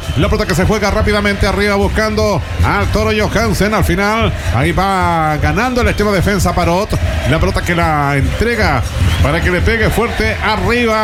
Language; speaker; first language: Spanish; native; Spanish